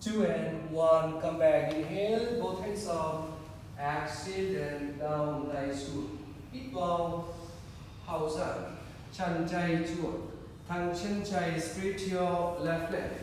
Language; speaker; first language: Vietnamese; non-native, learner; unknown